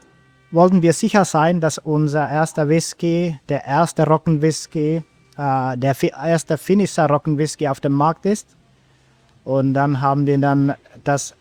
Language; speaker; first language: German; non-native, fluent; Finnish